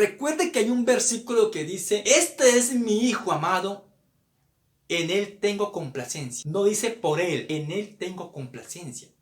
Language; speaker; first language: Spanish; native; Spanish